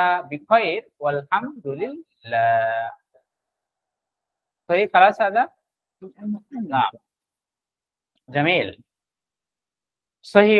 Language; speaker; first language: Arabic; non-native, fluent; Bangla